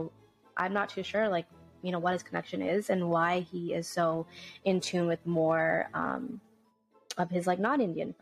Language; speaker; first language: English; native; English